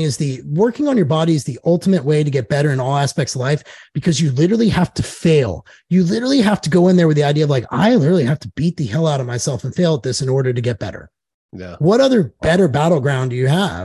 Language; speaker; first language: English; native; English